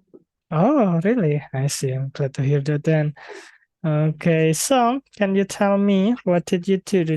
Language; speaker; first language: English; non-native, fluent; Indonesian